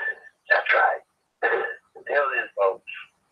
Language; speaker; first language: English; native; English